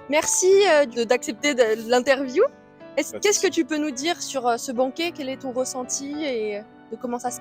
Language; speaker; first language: French; native; French